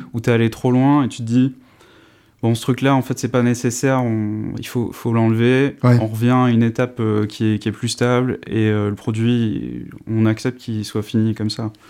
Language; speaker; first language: French; native; French